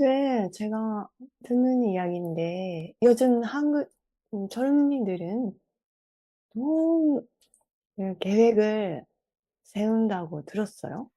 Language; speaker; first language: Korean; non-native, fluent; Japanese